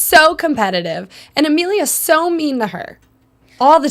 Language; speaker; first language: English; native; English